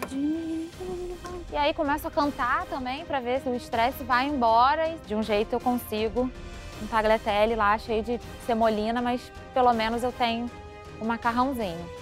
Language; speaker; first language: Portuguese; native; Portuguese